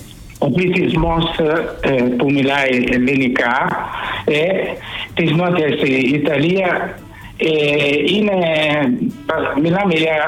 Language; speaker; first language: Greek; early bilingual, heritage; Greek